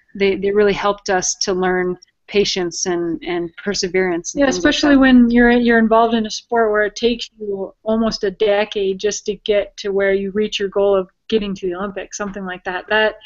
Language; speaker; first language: English; native; English